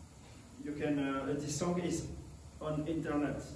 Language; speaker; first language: English; non-native, learner; French